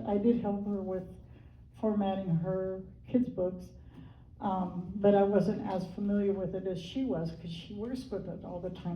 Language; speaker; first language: English; native; English